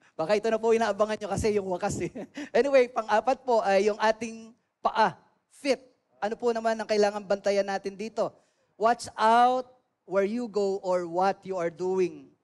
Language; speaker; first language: Filipino; native; Filipino